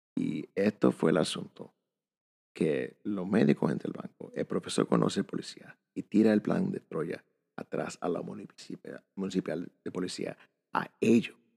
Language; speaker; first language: Spanish; early bilingual, heritage; Spanish